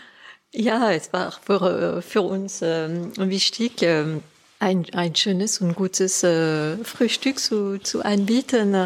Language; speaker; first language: German; non-native, fluent; French